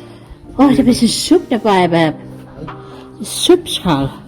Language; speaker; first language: Dutch; non-native, learner; Indonesian